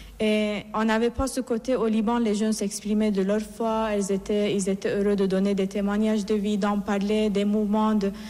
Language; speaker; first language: French; non-native, fluent; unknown